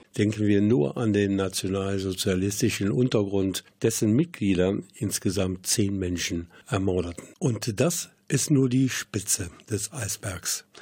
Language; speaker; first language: German; native; German